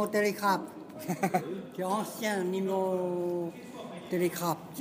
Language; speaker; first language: French; non-native, learner; Chinese